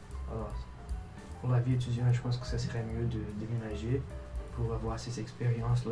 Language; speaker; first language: French; non-native, fluent; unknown